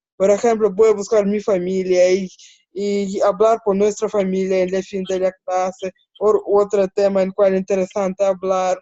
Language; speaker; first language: Spanish; non-native, learner; Ukrainian